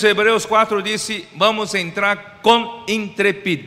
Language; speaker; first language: Spanish; non-native, fluent; Portuguese